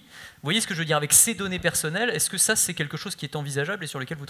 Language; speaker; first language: French; native; French